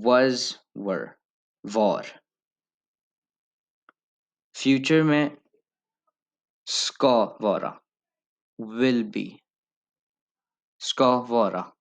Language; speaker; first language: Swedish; non-native, fluent; Urdu